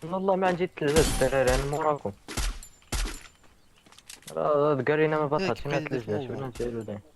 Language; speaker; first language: Arabic; native; Arabic